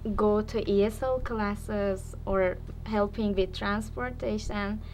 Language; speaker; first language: English; non-native, learner; Persian